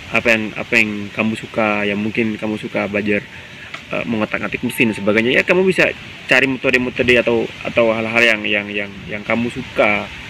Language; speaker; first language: Indonesian; non-native, local second language; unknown